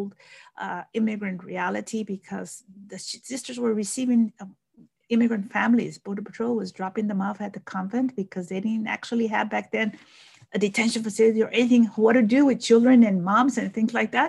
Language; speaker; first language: English; native; English